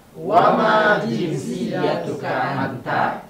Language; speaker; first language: Arabic; non-native, learner; Indonesian